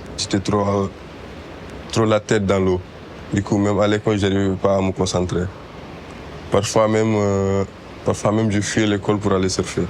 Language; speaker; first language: French; non-native, local second language; Wolof